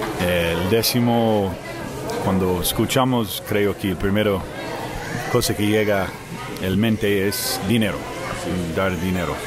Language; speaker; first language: Spanish; non-native, fluent; English